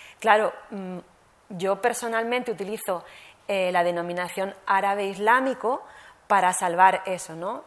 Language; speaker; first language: Spanish; native; Spanish